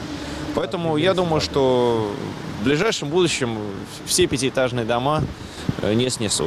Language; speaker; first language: Russian; native; Russian